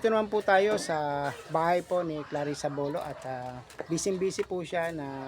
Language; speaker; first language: Filipino; native; Filipino